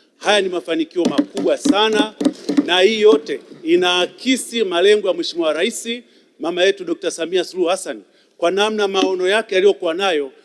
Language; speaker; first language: Swahili; native; Swahili